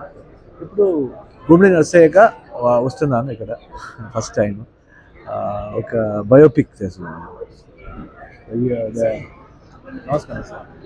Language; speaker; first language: Telugu; non-native, learner; Kannada